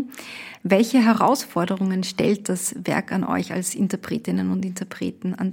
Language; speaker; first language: German; native; German